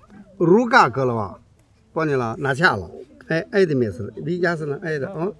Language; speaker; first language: Russian; non-native, learner; Chinese